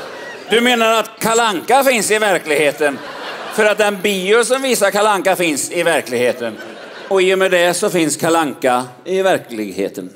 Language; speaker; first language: Swedish; native; Swedish